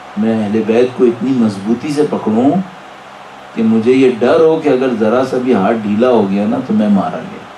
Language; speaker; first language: Urdu; native; Urdu